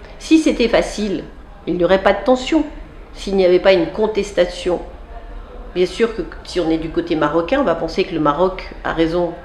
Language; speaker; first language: French; native; French